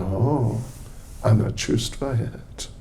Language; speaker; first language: Russian; non-native, learner; English